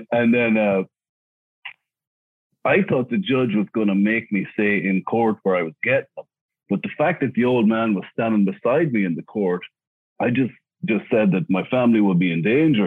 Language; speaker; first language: English; native; English